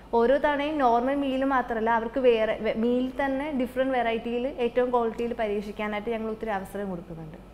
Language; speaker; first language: Malayalam; native; Malayalam